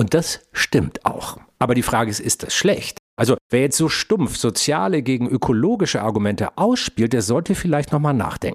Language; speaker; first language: German; native; German